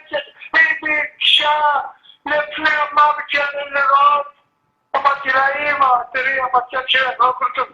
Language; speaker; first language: Hebrew; early bilingual, other home language; Arabic